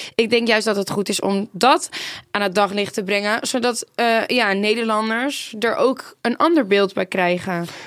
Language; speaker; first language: Dutch; native; Dutch